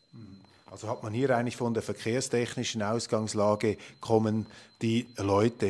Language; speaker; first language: German; native; German